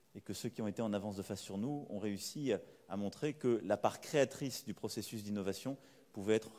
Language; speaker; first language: French; native; French